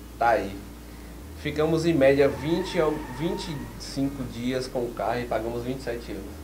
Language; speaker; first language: Portuguese; native; Portuguese